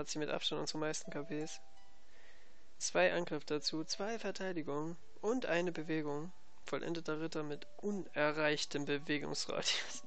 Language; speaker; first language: German; native; German